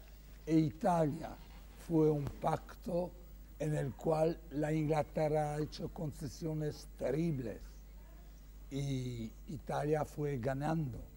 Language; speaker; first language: Spanish; non-native, fluent; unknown